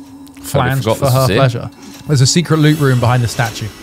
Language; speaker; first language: English; native; English